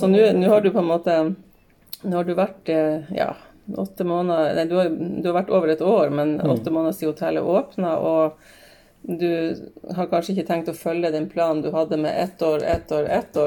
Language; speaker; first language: Norwegian; native; Norwegian